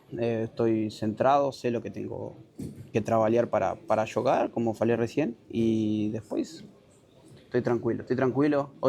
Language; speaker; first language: Portuguese; non-native, learner; Spanish